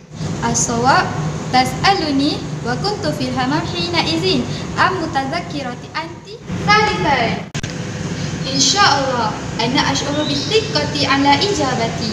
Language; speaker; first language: Arabic; non-native, learner; Malay